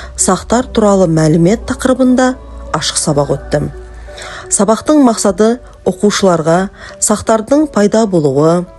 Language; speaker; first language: Kazakh; non-native, local second language; Uzbek